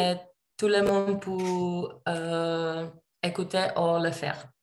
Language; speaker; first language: French; non-native, learner; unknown